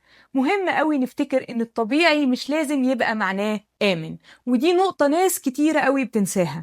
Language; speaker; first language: Arabic; native; Arabic